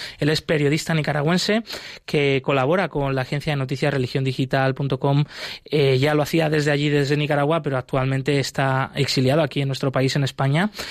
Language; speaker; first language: Spanish; native; Spanish